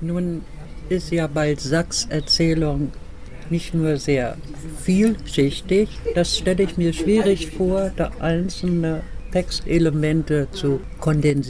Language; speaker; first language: German; native; German